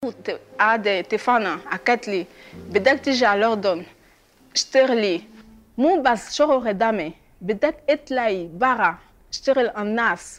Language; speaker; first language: Arabic; non-native, learner; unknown